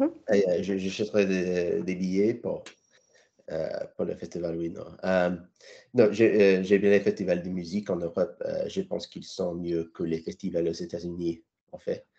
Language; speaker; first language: French; non-native, learner; English